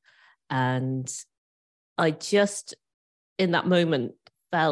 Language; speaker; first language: English; native; English